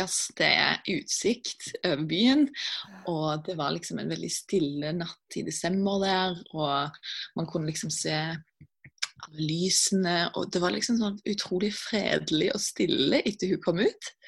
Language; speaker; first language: Norwegian; native; Norwegian